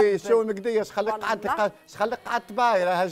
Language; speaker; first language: Arabic; native; Arabic